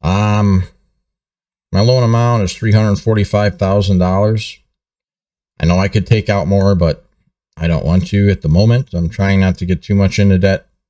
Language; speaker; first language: English; native; English